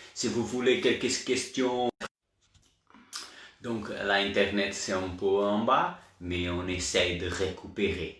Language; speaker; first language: French; non-native, learner; Portuguese